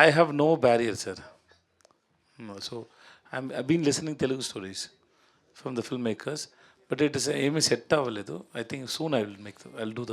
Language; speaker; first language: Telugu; non-native, learner; Tamil